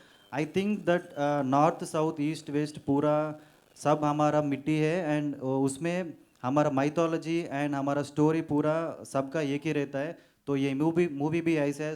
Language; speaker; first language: Hindi; non-native, local second language; Telugu